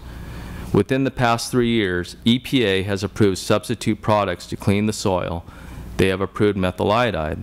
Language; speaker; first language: English; native; English